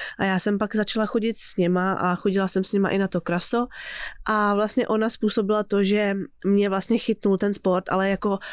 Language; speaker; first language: Czech; native; Czech